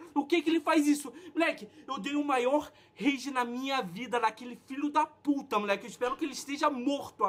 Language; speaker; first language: Portuguese; native; Portuguese